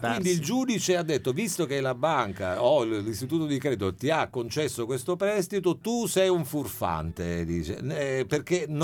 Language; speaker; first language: Italian; native; Italian